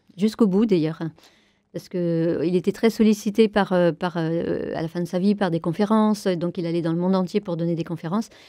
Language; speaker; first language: French; native; French